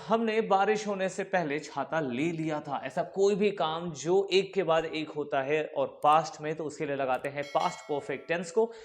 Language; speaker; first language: Hindi; native; Hindi